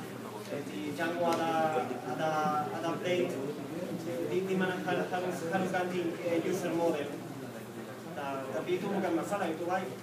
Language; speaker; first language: Indonesian; non-native, fluent; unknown